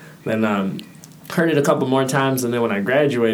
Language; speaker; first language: English; native; English